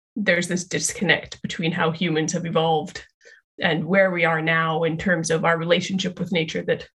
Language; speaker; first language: English; native; English